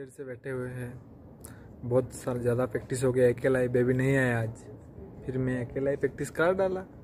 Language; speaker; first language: Hindi; non-native, local second language; Bangla